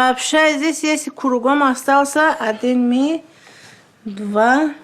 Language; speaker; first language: Russian; non-native, local second language; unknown